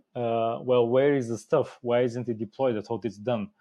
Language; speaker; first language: English; non-native, fluent; Bulgarian